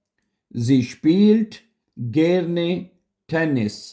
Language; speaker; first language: German; non-native, local second language; Urdu